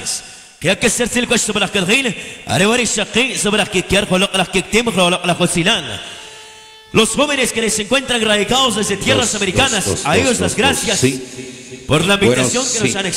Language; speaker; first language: Spanish; non-native, local second language; Kʼicheʼ